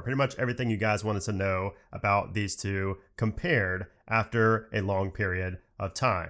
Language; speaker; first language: English; native; English